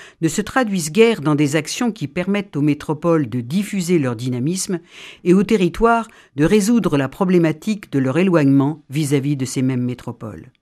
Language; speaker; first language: French; native; French